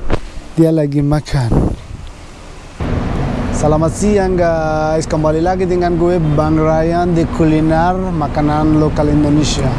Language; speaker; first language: Indonesian; non-native, fluent; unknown